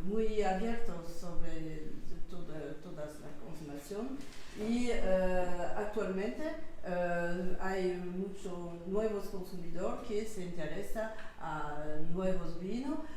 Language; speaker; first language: Spanish; non-native, learner; French